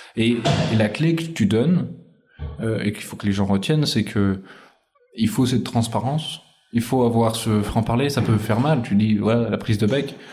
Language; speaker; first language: French; native; French